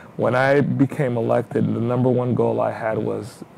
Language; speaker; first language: English; native; English